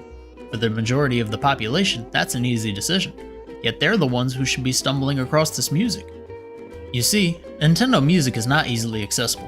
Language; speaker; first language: English; native; English